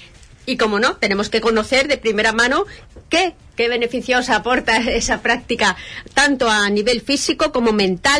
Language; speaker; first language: Spanish; native; Spanish